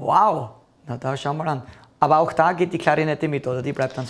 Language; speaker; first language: German; native; German